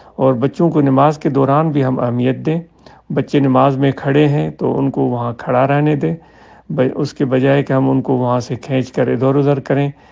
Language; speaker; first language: Urdu; non-native, local second language; Sindhi